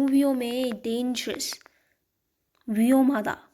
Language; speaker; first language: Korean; non-native, learner; Hindi